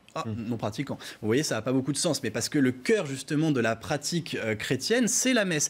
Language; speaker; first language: French; native; French